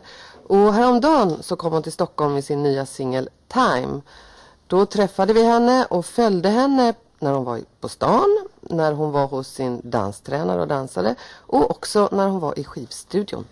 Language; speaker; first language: Swedish; native; Swedish